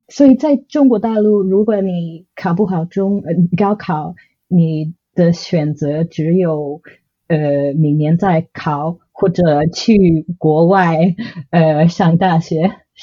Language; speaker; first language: Chinese; non-native, fluent; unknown